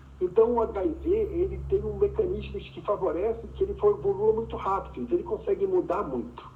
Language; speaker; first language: Portuguese; native; Portuguese